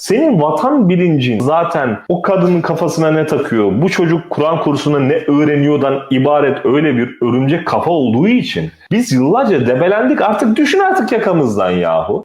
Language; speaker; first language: Turkish; native; Turkish